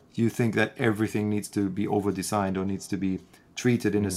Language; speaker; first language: English; non-native, fluent; German